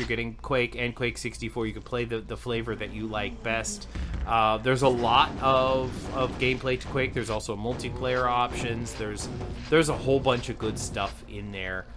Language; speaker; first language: English; native; English